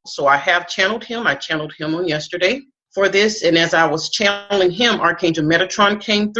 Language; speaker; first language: English; native; English